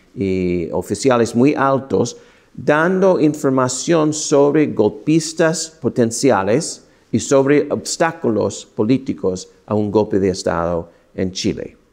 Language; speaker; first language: Spanish; non-native, fluent; English